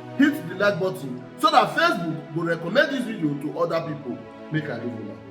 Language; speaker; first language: Nigerian Pidgin; native; Nigerian Pidgin